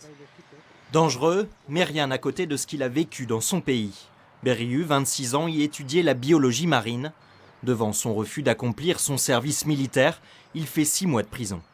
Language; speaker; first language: French; native; French